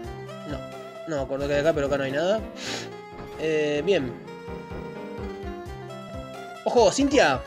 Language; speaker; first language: Spanish; native; Spanish